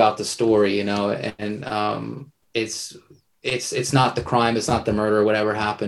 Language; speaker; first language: English; native; English